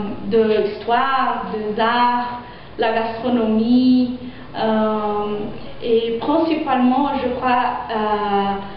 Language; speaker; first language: French; non-native, fluent; Portuguese